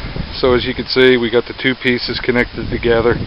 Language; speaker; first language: English; native; English